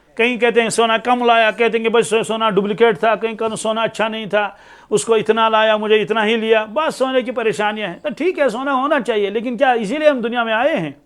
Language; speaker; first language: Urdu; non-native, local second language; Kashmiri